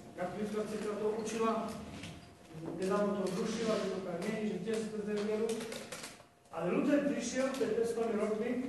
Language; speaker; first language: Slovak; non-native, local second language; Romany